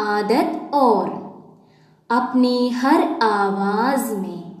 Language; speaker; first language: Hindi; non-native, local second language; Malayalam